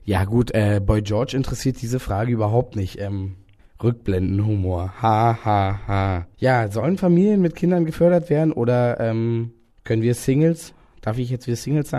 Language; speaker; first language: German; native; German